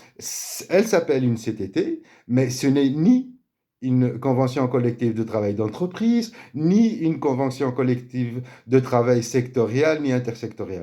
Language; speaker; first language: French; native; French